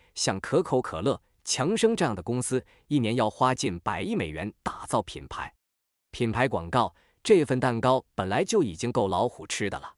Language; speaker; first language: Chinese; native; Chinese